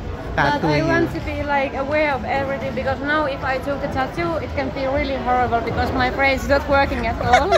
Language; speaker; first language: English; non-native, learner; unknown